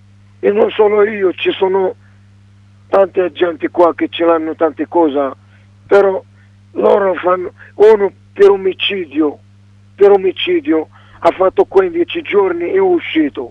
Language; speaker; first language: Italian; non-native, learner; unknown